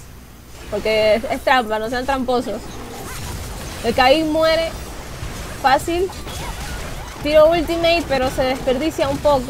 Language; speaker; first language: Spanish; native; Spanish